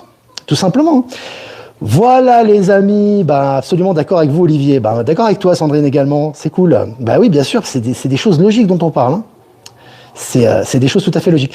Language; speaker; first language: French; native; French